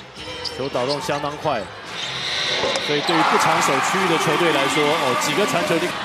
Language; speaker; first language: Chinese; native; Chinese